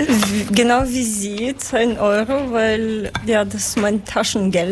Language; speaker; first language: German; non-native, learner; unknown